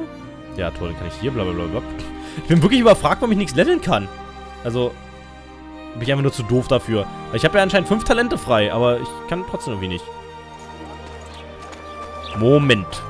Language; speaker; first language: German; native; German